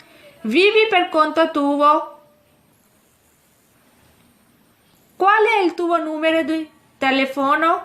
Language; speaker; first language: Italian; non-native, fluent; Urdu